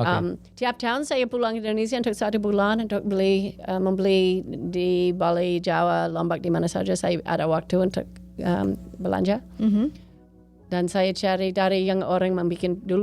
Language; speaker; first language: Indonesian; non-native, fluent; English